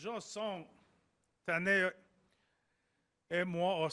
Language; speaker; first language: French; non-native, learner; English